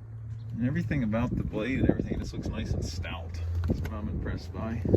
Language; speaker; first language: English; native; English